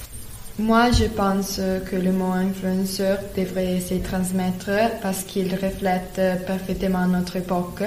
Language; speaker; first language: French; non-native, fluent; Italian